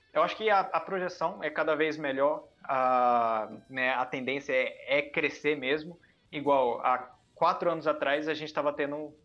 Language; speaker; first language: Portuguese; early bilingual, heritage; Portuguese